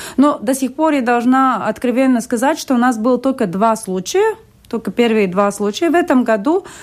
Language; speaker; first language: Russian; non-native, local second language; Latvian